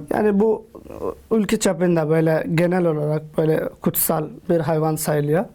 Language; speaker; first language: Turkish; non-native, fluent; Urdu